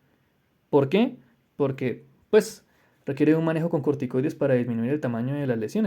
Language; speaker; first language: Spanish; native; Spanish